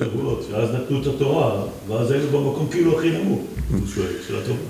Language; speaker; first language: Hebrew; native; Hebrew